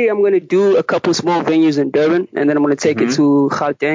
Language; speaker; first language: English; non-native, local second language; Zulu